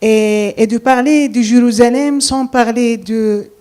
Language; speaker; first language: French; non-native, fluent; Arabic